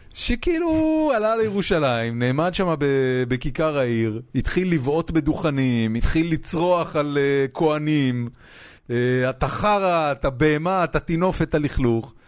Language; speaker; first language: Hebrew; native; Hebrew